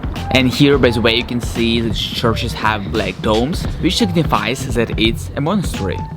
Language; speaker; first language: English; non-native, fluent; Russian